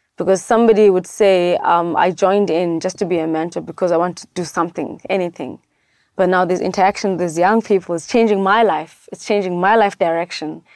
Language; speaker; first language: English; non-native, local second language; Xhosa